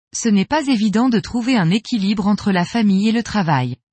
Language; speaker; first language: French; non-native, fluent; Spanish